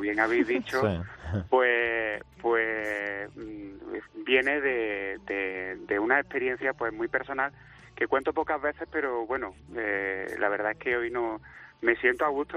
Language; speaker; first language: Spanish; native; Spanish